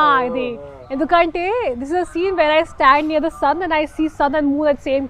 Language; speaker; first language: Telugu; non-native, fluent; Hindi